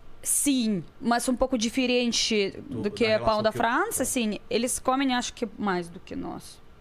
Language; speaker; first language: Portuguese; non-native, learner; Russian